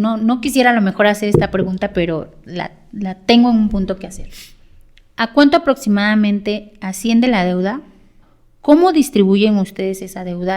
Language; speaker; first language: Spanish; native; Spanish